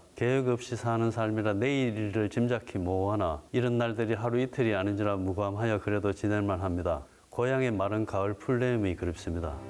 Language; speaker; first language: Korean; native; Korean